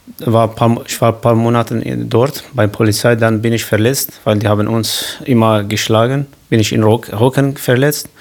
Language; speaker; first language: German; non-native, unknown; Kurdish